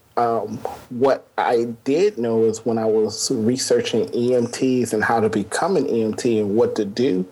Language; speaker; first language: English; native; English